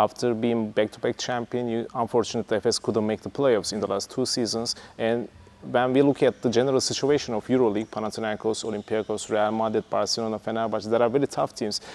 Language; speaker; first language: English; non-native, fluent; Turkish